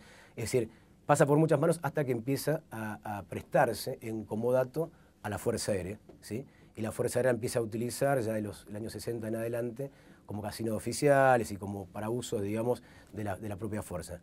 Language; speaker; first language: Spanish; native; Spanish